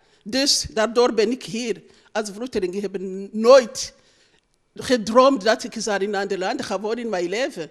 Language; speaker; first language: Dutch; non-native, learner; Rundi